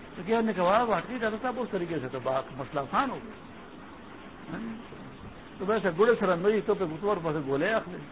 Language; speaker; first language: Urdu; non-native, local second language; Pashto